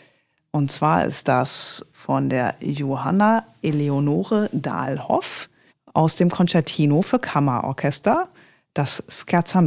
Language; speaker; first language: German; native; German